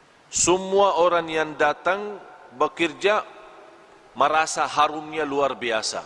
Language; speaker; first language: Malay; non-native, fluent; Arabic